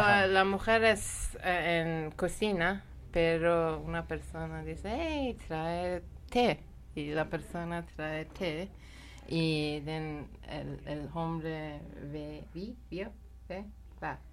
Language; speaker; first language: Spanish; non-native, learner; Persian